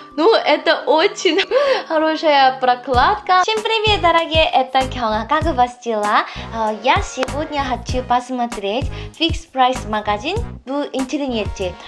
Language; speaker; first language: Russian; non-native, fluent; Korean